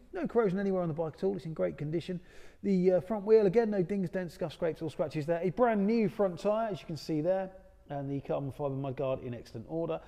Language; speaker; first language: English; native; English